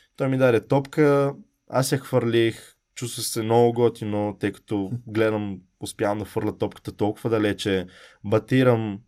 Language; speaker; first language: Bulgarian; early bilingual, heritage; Bulgarian